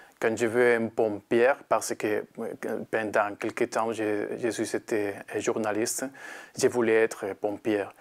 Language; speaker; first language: French; non-native, learner; Spanish